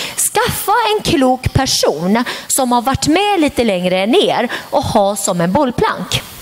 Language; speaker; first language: Swedish; early bilingual, other home language; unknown